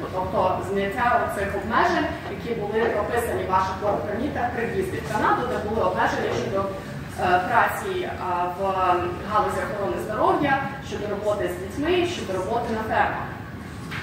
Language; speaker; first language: Ukrainian; native; Ukrainian